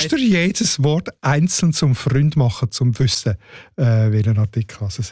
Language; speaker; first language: German; native; German